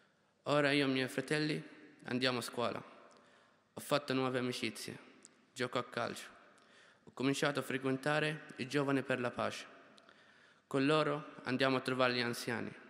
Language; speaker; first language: Italian; non-native, fluent; Arabic